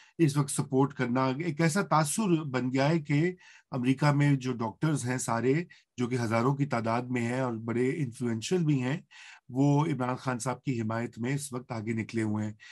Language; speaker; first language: Urdu; native; Urdu